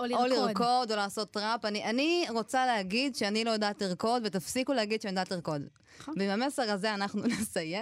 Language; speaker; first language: Hebrew; native; Hebrew